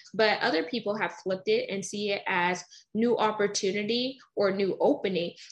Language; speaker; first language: English; native; English